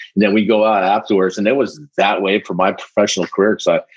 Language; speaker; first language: English; early bilingual, other home language; Polish